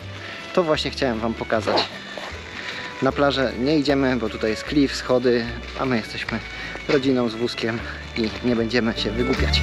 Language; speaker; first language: Polish; native; Polish